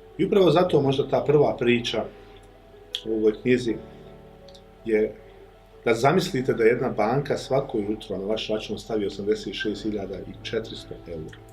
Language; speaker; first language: Bosnian; native; Bosnian